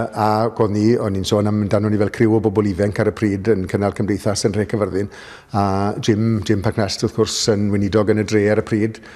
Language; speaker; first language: Welsh; native; Welsh